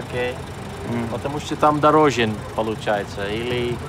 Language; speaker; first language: Russian; non-native, fluent; Dutch